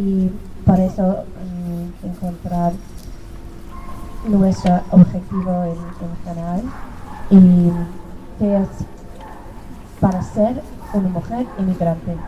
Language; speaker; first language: Spanish; non-native, learner; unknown